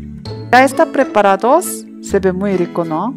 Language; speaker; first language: Spanish; non-native, learner; Korean